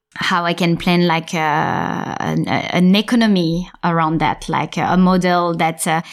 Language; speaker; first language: English; non-native, fluent; French